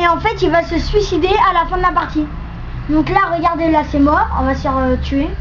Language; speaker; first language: French; native; French